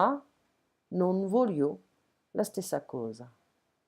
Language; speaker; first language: Italian; non-native, fluent; French